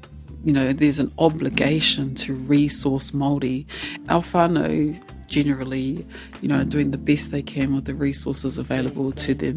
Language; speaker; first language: English; non-native, local second language; Māori